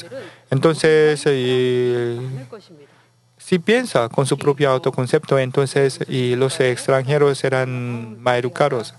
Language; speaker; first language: Spanish; non-native, learner; Korean